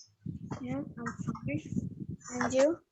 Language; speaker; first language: English; non-native, learner; Vietnamese